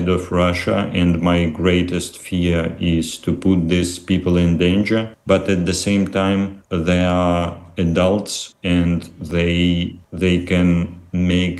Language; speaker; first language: English; non-native, fluent; Russian